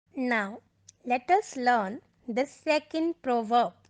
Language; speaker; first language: English; non-native, local second language; Punjabi